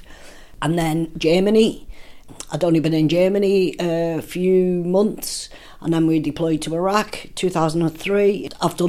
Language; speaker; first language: English; native; English